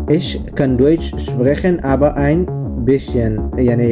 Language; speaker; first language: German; non-native, learner; Pashto